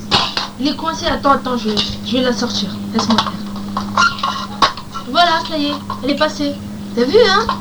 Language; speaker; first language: French; native; French